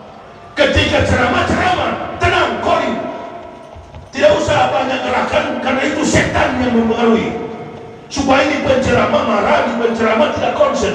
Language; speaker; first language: Indonesian; native; Indonesian